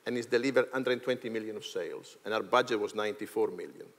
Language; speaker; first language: English; non-native, fluent; Italian